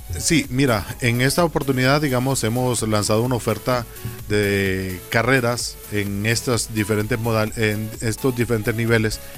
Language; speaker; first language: Spanish; native; Spanish